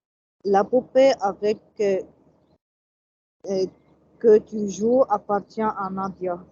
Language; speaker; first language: French; non-native, learner; Arabic